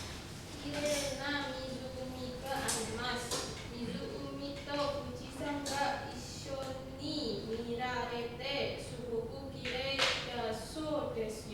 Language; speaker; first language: Japanese; non-native, learner; Indonesian